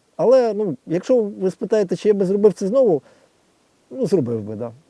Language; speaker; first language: Ukrainian; non-native, local second language; Russian